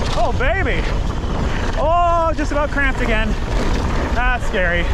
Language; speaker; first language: English; native; English